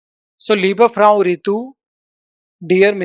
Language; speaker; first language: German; non-native, fluent; Hindi